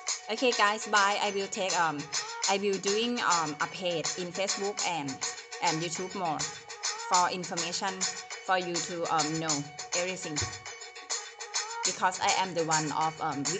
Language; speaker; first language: English; non-native, learner; Thai